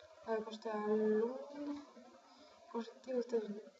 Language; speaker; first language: French; native; French